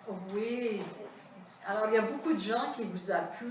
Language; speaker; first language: French; native; French